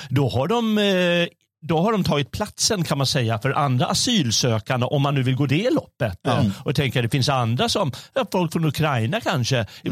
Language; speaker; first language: Swedish; native; Swedish